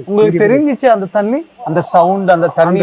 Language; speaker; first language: Tamil; non-native, learner; Telugu